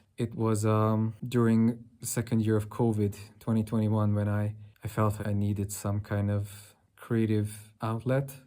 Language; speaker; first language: English; non-native, fluent; Hungarian